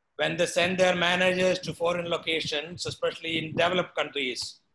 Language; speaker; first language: English; non-native, local second language; Malayalam